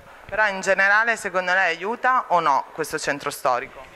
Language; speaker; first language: Italian; native; Italian